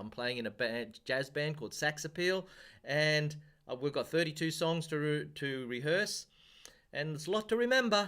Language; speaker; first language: English; native; English